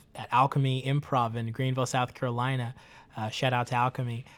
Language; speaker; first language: English; early bilingual, other home language; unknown